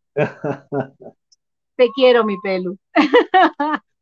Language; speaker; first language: Spanish; native; Spanish